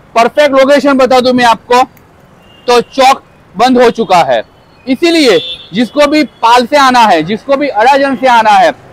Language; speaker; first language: Hindi; non-native, local second language; Gujarati